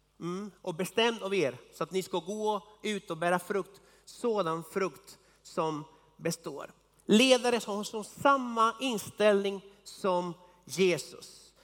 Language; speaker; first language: Swedish; non-native, fluent; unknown